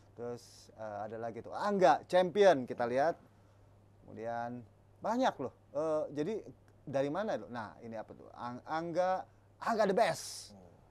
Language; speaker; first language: Indonesian; native; Indonesian